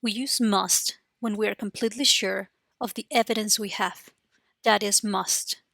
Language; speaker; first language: English; non-native, fluent; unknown